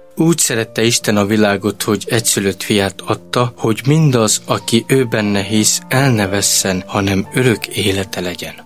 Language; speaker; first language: Hungarian; non-native, local second language; Romany